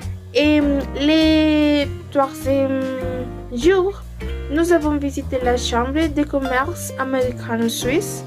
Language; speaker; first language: French; non-native, learner; Spanish